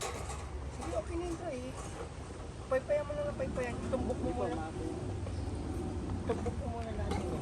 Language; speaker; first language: Filipino; native; Filipino